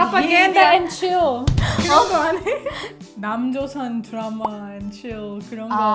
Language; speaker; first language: Korean; non-native, fluent; English